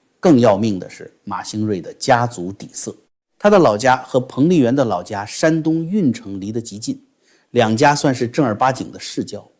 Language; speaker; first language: Chinese; native; Chinese